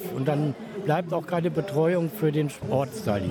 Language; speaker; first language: German; native; German